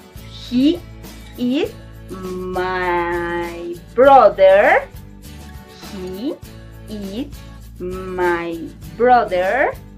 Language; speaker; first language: English; non-native, fluent; Spanish